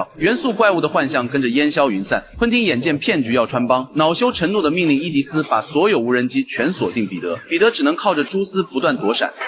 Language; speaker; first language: Chinese; native; Chinese